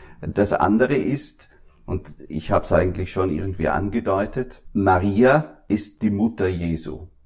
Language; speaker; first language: German; native; German